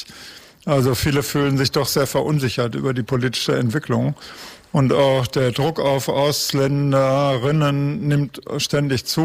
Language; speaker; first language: German; native; German